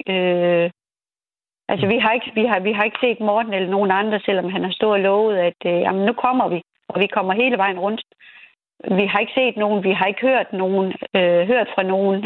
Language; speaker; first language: Danish; native; Danish